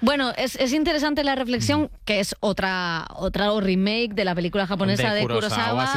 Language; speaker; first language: Spanish; native; Spanish